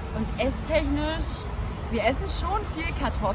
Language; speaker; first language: German; native; German